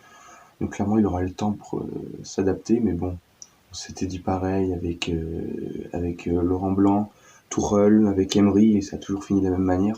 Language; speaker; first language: French; native; French